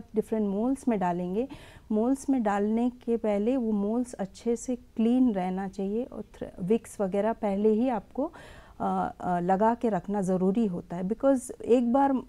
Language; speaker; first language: Hindi; non-native, local second language; Tamil